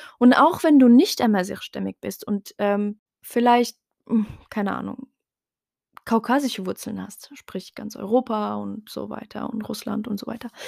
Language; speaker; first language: German; early bilingual, other home language; Riffian